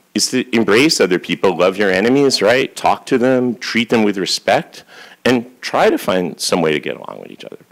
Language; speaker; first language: English; native; English